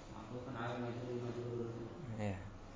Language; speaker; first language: Arabic; non-native, learner; Indonesian